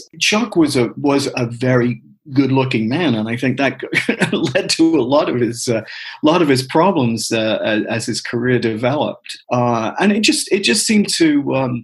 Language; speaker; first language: English; native; English